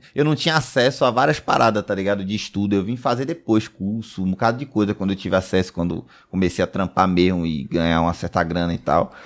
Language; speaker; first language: Portuguese; native; Portuguese